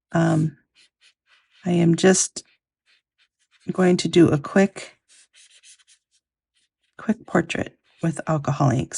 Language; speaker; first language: English; native; English